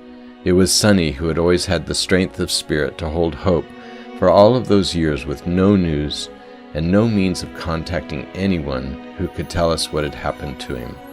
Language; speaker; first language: English; native; English